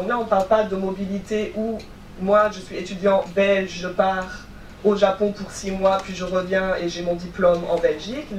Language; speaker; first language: French; native; French